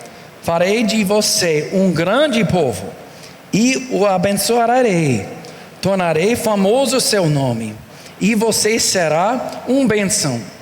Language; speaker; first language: Portuguese; non-native, fluent; English